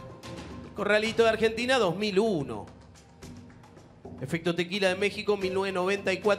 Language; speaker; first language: Spanish; native; Spanish